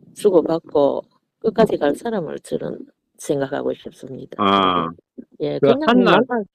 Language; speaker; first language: Korean; native; Korean